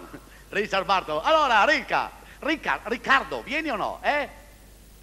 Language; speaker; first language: Italian; native; Italian